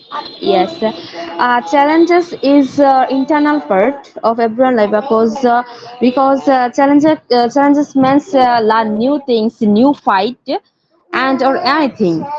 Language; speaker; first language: English; non-native, learner; Bangla